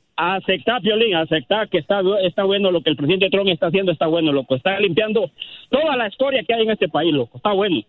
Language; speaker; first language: Spanish; native; Spanish